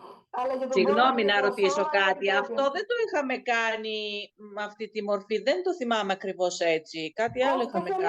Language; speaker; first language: Greek; native; Greek